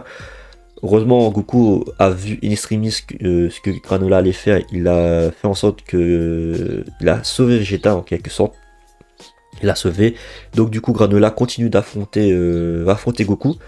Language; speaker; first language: French; native; French